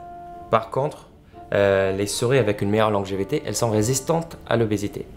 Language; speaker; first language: French; non-native, fluent; English